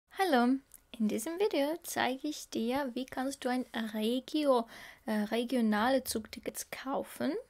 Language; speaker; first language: German; non-native, fluent; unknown